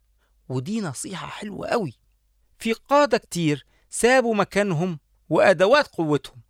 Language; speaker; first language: Arabic; native; Arabic